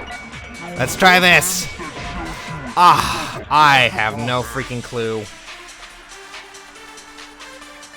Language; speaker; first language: English; native; English